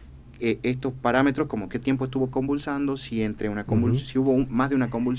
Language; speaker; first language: Spanish; native; Spanish